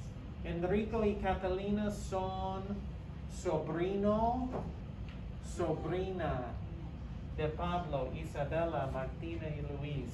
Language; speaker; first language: Spanish; non-native, fluent; English